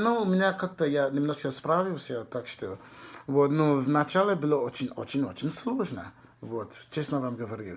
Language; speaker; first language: Russian; non-native, fluent; English